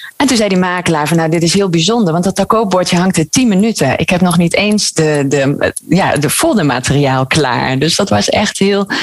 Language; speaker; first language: Dutch; native; Dutch